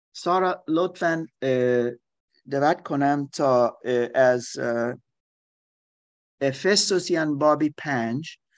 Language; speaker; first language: Persian; non-native, learner; German